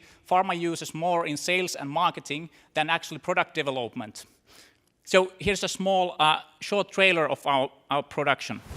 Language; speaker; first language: English; non-native, fluent; Finnish